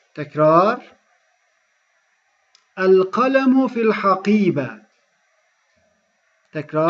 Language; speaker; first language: Arabic; non-native, fluent; Turkish